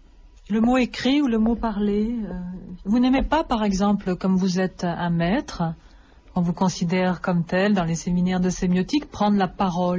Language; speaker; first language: French; native; French